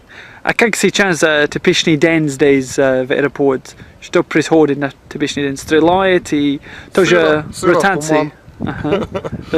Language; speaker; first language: Russian; non-native, learner; English